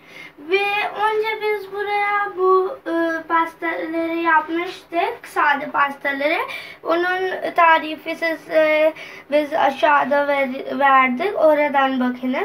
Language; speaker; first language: Turkish; non-native, learner; Urdu